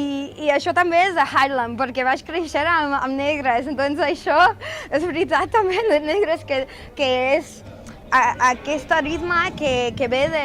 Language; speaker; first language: Catalan; non-native, fluent; English